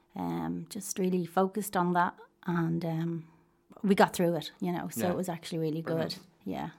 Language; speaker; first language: English; native; English